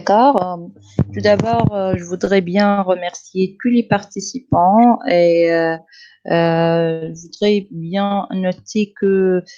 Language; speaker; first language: French; non-native, local second language; Arabic